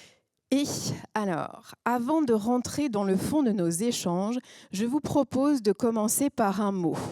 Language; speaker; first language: French; native; French